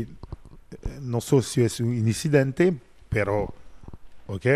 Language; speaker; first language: Spanish; non-native, learner; French